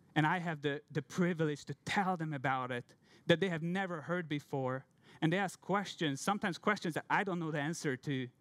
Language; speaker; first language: English; non-native, fluent; Hungarian